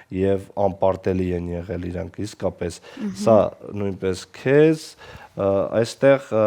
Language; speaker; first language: Armenian; non-native, local second language; Kurdish